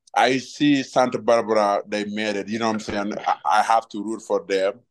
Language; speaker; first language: English; non-native, fluent; Wolof